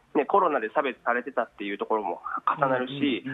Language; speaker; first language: Japanese; native; Japanese